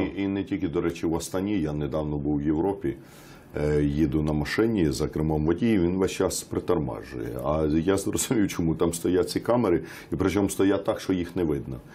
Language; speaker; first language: Ukrainian; native; Ukrainian